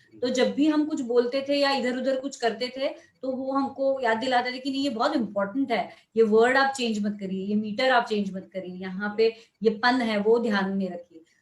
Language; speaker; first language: Hindi; non-native, local second language; Marathi